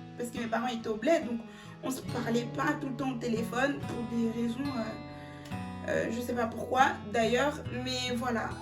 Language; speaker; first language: French; early bilingual, other home language; Lingala